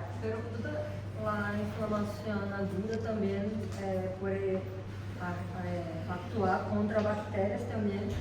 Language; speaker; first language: Spanish; non-native, learner; Portuguese